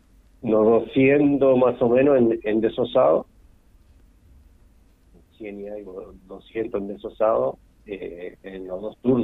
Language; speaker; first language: Spanish; native; Spanish